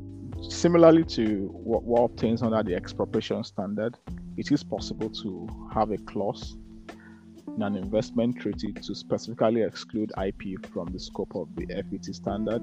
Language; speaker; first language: English; non-native, local second language; Yoruba